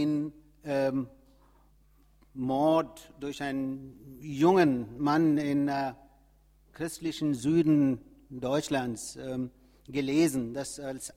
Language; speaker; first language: German; non-native, fluent; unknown